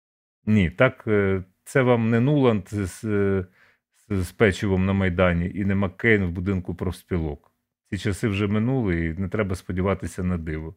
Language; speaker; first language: Ukrainian; native; Ukrainian